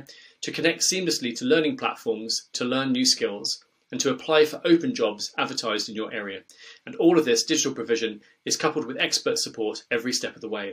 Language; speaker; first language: English; native; English